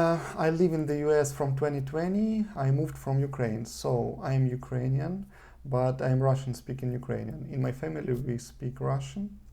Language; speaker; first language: English; non-native, learner; Russian